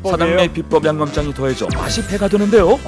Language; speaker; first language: Korean; native; Korean